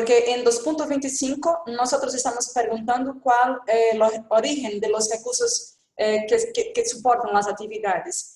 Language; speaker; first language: Spanish; non-native, fluent; Portuguese